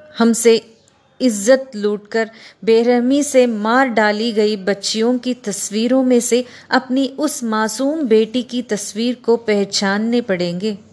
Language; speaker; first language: Hindi; non-native, local second language; Kannada